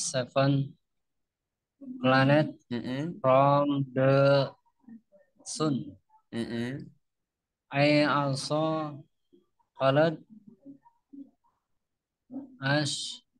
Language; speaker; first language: English; non-native, fluent; Indonesian